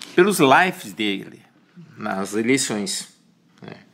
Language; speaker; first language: Portuguese; early bilingual, other home language; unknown